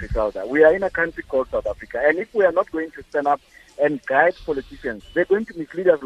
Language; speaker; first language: English; non-native, local second language; Tswana